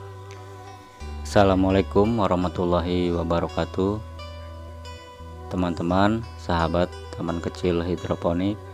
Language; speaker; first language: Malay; non-native, local second language; Sundanese